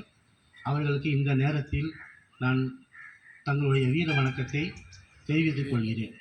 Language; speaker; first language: Tamil; native; Tamil